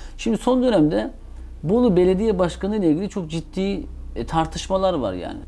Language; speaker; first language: Turkish; native; Turkish